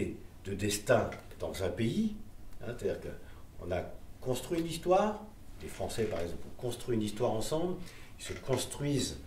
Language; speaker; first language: French; native; French